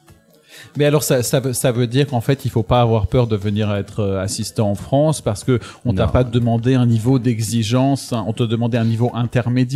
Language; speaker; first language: French; native; French